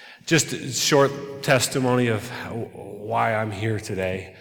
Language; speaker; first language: English; native; English